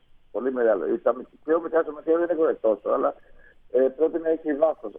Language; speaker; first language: Greek; non-native, fluent; Spanish